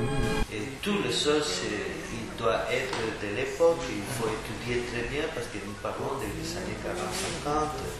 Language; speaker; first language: French; non-native, fluent; Spanish